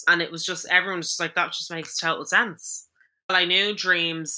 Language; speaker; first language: English; native; English